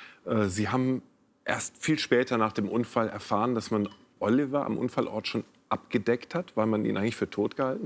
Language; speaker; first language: German; native; German